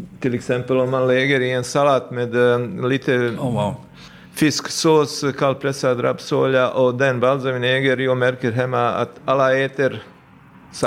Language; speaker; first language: Swedish; non-native, fluent; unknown